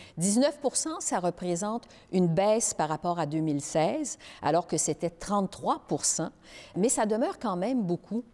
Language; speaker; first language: French; native; French